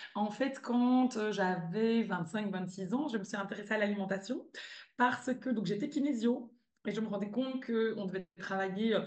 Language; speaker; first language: French; native; French